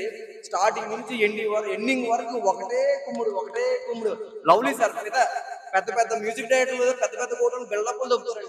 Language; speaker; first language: Telugu; native; Telugu